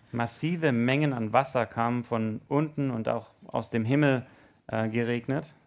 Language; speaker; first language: German; native; German